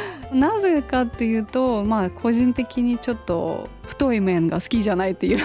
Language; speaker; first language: Japanese; non-native, fluent; Russian